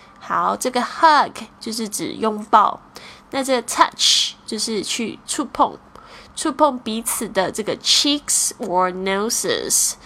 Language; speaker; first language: Chinese; native; Chinese